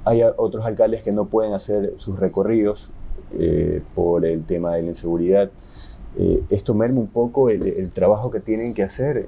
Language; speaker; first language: Spanish; native; Spanish